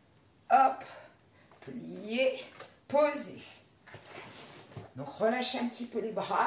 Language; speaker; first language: French; native; French